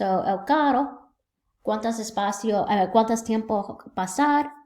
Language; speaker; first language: Spanish; non-native, learner; English